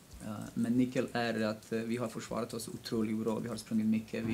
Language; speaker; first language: Swedish; non-native, local second language; Kurdish